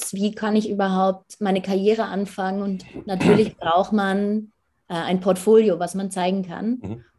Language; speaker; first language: German; native; German